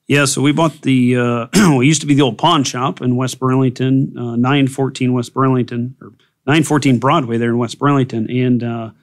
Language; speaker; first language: English; native; English